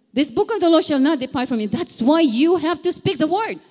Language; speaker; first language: English; non-native, local second language; Filipino